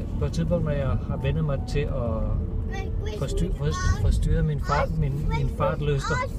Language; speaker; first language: Danish; native; Danish